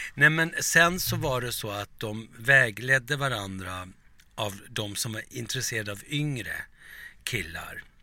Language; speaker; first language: Swedish; early bilingual, other home language; Turoyo